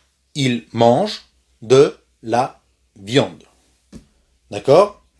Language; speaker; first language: French; non-native, fluent; Spanish